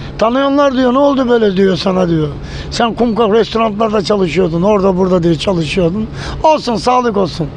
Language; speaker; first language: Turkish; native; Turkish